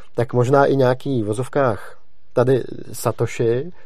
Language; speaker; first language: Czech; native; Czech